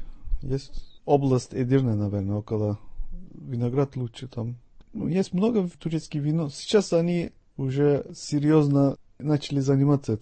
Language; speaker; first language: Russian; non-native, learner; Turkish